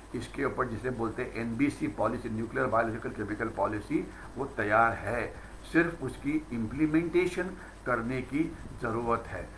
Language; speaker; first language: Hindi; non-native, local second language; Marathi